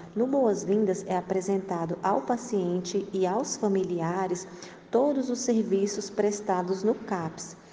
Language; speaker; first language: Portuguese; native; Portuguese